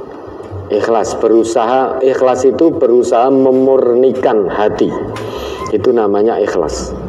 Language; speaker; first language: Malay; non-native, local second language; Javanese